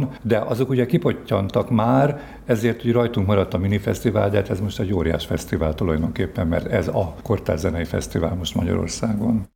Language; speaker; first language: Hungarian; native; Hungarian